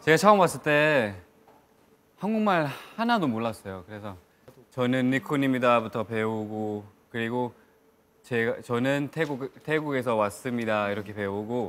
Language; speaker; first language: Korean; non-native, fluent; Thai